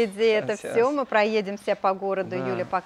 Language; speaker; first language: Russian; native; Russian